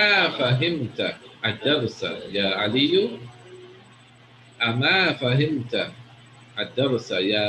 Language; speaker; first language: Arabic; non-native, fluent; English